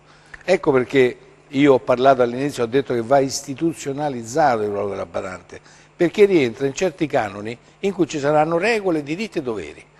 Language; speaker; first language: Italian; native; Italian